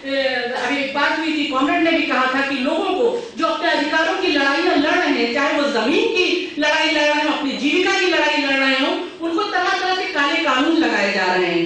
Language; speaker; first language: Hindi; native; Hindi